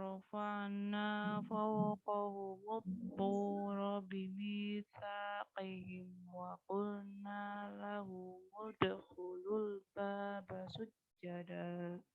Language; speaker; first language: Arabic; non-native, learner; Indonesian